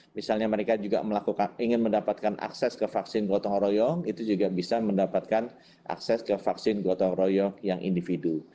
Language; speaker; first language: Indonesian; native; Indonesian